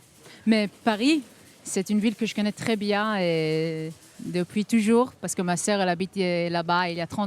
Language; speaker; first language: French; non-native, fluent; Hebrew